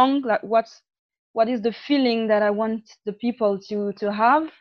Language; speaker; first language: English; non-native, fluent; French